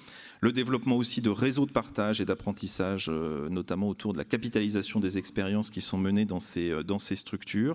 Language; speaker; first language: French; native; French